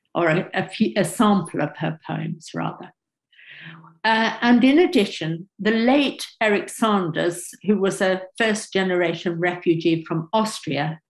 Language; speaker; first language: English; native; English